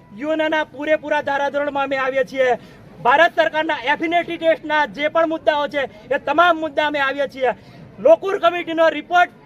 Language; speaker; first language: Gujarati; native; Gujarati